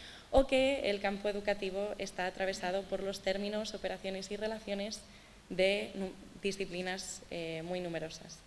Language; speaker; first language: Spanish; native; Spanish